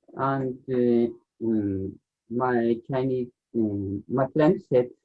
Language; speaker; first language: English; non-native, learner; Japanese